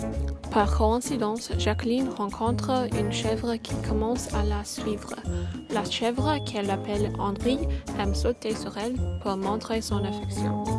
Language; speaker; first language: French; non-native, learner; English